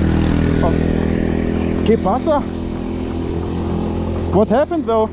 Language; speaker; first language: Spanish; non-native, learner; German